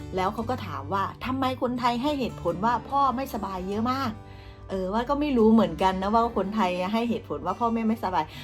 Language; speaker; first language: Thai; native; Thai